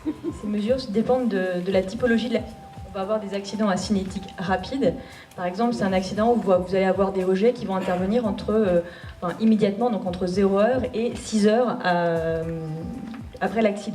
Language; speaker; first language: French; native; French